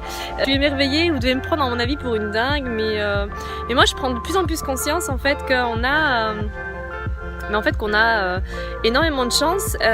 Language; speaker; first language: French; native; French